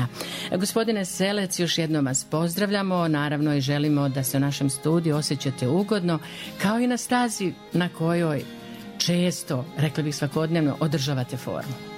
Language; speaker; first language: Serbian; native; Serbian